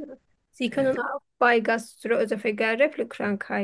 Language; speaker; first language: German; non-native, fluent; Turkish